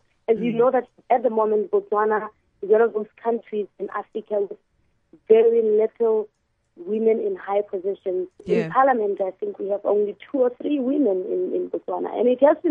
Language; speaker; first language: English; non-native, local second language; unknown